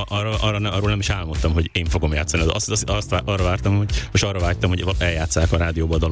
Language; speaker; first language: Hungarian; native; Hungarian